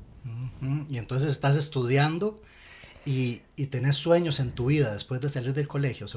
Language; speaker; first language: Spanish; native; Spanish